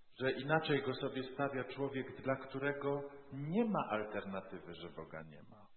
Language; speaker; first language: Polish; native; Polish